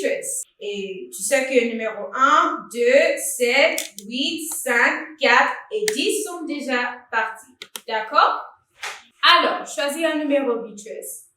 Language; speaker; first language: French; non-native, fluent; English